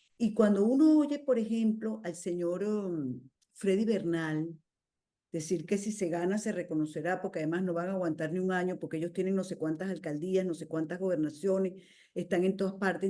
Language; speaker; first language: Spanish; native; Spanish